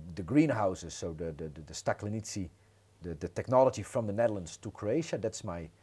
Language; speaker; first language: English; non-native, fluent; Dutch